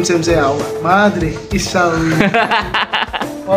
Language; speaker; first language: Arabic; native; Arabic